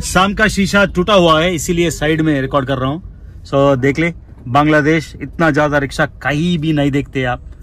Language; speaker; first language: Hindi; non-native, local second language; Telugu